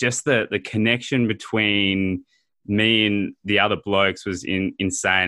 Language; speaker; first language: English; native; English